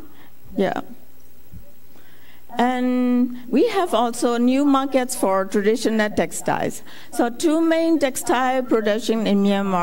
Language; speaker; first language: English; non-native, fluent; Burmese